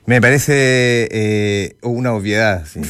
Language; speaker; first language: Spanish; native; Spanish